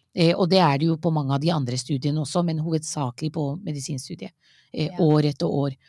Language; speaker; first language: Norwegian; early bilingual, other home language; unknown